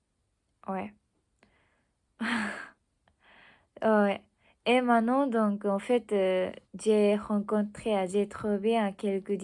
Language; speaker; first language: French; non-native, learner; Japanese